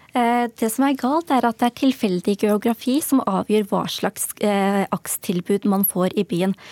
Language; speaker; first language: Norwegian; early bilingual, other home language; Urdu